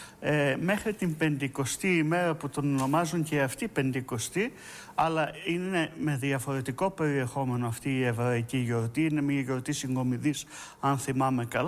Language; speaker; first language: Greek; native; Greek